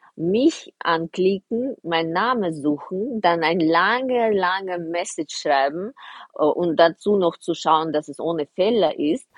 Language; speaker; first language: German; non-native, fluent; Russian